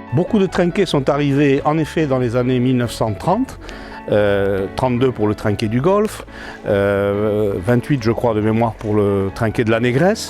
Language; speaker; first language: French; native; French